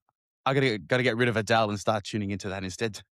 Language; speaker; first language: English; native; English